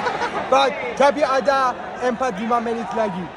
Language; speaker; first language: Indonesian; non-native, learner; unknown